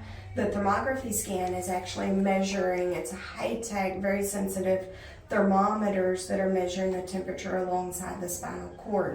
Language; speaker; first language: English; native; English